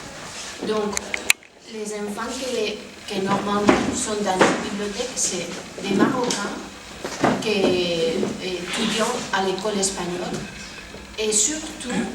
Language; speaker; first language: French; non-native, fluent; Spanish